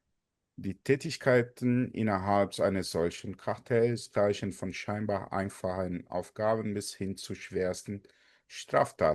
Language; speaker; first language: German; non-native, fluent; Portuguese